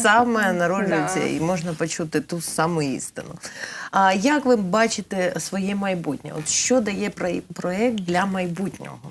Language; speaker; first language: Ukrainian; native; Ukrainian